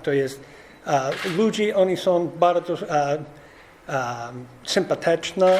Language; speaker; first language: Polish; non-native, learner; English